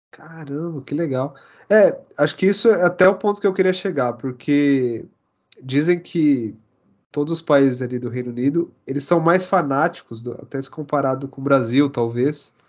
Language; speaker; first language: Portuguese; native; Portuguese